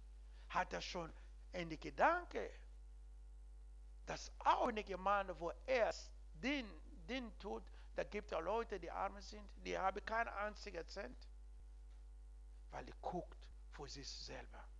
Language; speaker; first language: German; non-native, learner; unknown